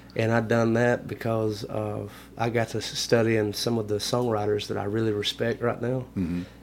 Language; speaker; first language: English; native; English